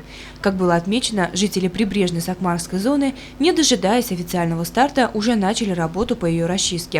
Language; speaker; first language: Russian; native; Russian